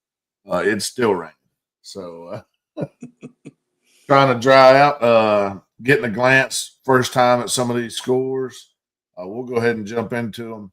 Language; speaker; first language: English; native; English